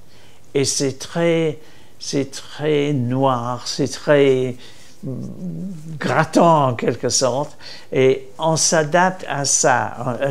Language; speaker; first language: French; non-native, fluent; English